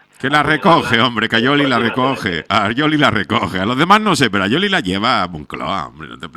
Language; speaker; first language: Spanish; native; Spanish